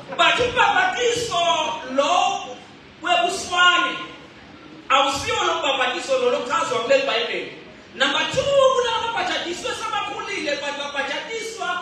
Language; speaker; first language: Zulu; non-native, local second language; Swati